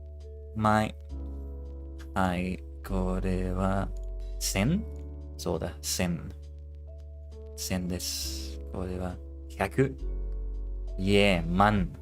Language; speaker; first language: Japanese; non-native, learner; English